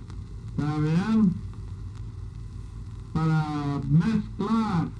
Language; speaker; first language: Spanish; non-native, fluent; English